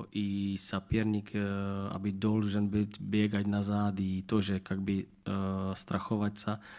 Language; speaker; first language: Russian; non-native, learner; Czech